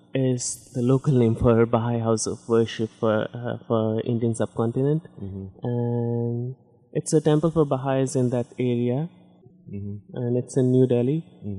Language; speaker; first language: English; non-native, local second language; Hindi